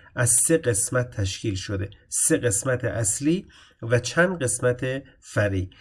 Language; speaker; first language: Persian; native; Persian